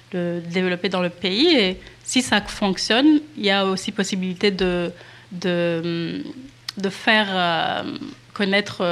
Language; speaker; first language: French; non-native, local second language; Kinyarwanda